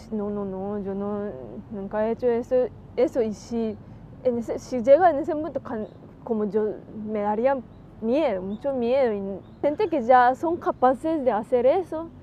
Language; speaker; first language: Spanish; non-native, learner; Japanese